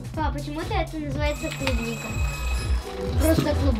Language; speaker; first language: Russian; early bilingual, heritage; Russian